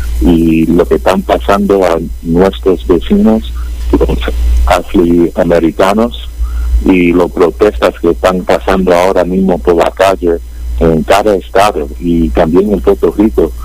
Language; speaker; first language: Spanish; early bilingual, heritage; Spanish